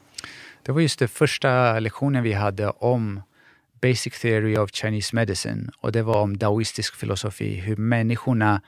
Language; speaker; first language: Swedish; early bilingual, other home language; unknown